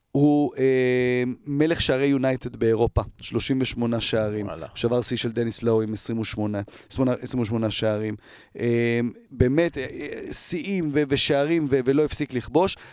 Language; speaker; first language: Hebrew; native; Hebrew